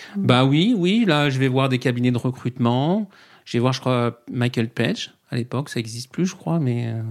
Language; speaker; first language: French; native; French